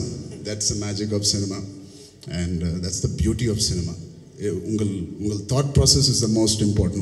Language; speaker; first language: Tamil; non-native, learner; Telugu